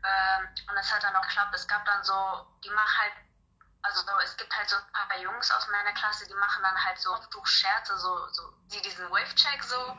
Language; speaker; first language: German; early bilingual, other home language; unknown